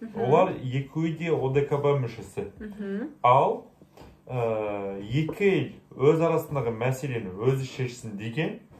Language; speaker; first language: Kazakh; non-native, fluent; Azerbaijani